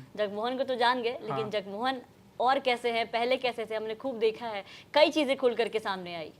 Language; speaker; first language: Hindi; native; Hindi